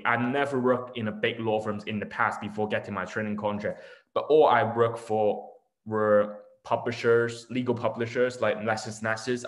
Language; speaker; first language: English; non-native, local second language; Cantonese